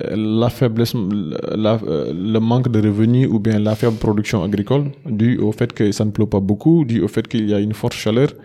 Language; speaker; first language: French; non-native, local second language; Fula